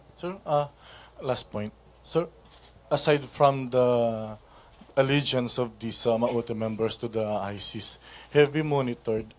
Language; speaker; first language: English; non-native, local second language; Filipino